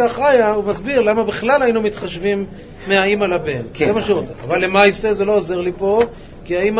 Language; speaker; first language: Hebrew; native; Hebrew